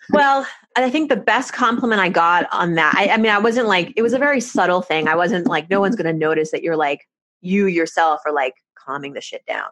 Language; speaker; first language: English; early bilingual, other home language; Persian